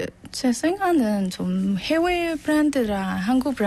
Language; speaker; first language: Korean; non-native, learner; Burmese